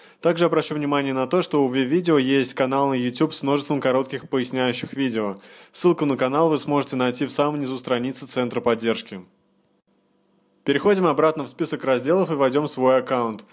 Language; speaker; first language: Russian; native; Russian